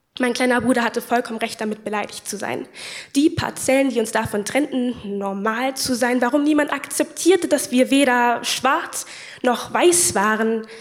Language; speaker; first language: German; native; German